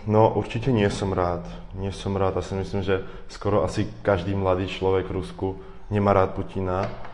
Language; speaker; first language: Slovak; non-native, fluent; Russian